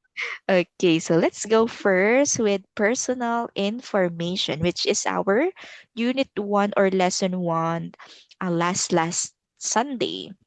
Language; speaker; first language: English; non-native, local second language; Filipino